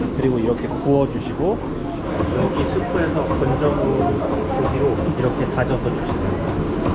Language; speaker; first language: Korean; native; Korean